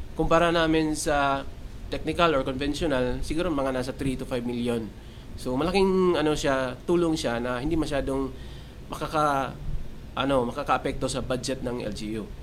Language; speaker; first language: Filipino; non-native, local second language; Cebuano